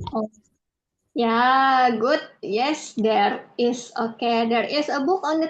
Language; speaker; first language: English; non-native, fluent; Indonesian